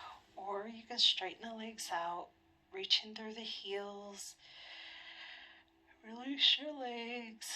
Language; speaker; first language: English; native; English